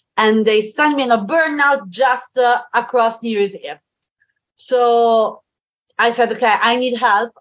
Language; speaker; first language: English; non-native, fluent; Italian